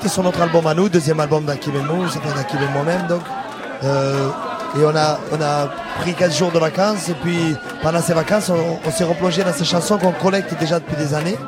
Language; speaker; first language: French; native; French